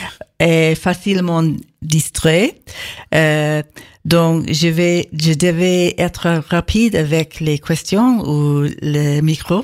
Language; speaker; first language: French; non-native, learner; English